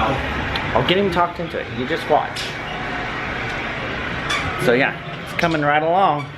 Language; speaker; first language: English; native; English